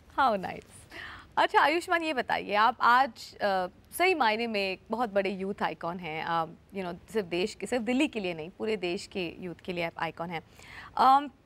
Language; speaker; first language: Hindi; native; Hindi